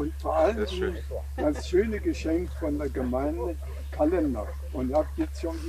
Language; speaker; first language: German; native; German